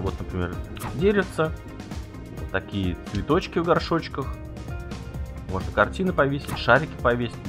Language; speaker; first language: Russian; native; Russian